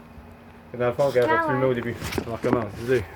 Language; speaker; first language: French; native; French